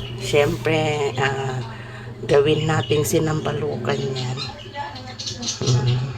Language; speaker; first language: Filipino; non-native, local second language; Iloko